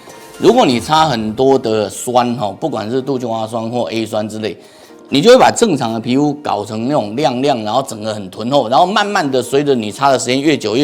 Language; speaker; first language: Chinese; native; Chinese